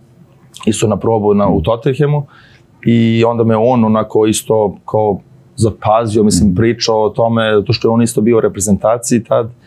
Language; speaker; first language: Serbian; early bilingual, heritage; Serbian